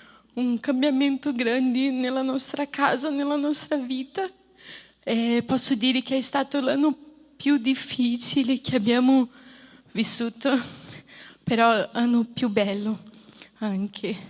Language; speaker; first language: Italian; non-native, fluent; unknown